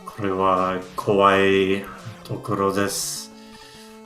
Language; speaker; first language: Japanese; non-native, learner; English